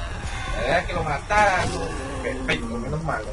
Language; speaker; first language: Spanish; native; Spanish